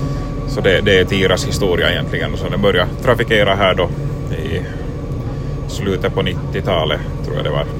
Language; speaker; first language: Swedish; native; Swedish